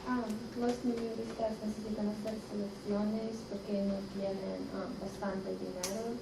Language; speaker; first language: Spanish; non-native, learner; English